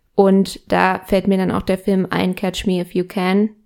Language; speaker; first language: German; non-native, fluent; Spanish